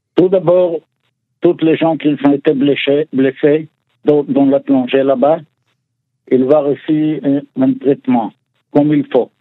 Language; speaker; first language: French; non-native, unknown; Hebrew